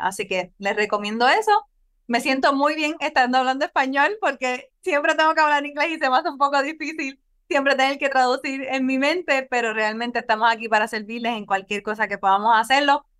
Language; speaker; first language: Spanish; native; Spanish